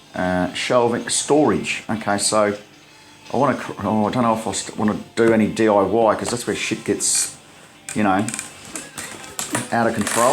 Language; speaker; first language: English; native; English